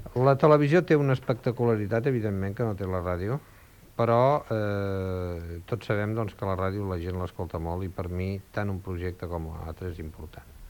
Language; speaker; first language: Catalan; native; Catalan